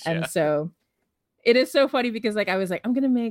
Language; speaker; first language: English; non-native, local second language; Filipino